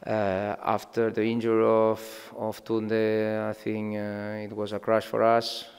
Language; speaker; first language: English; non-native, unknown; Catalan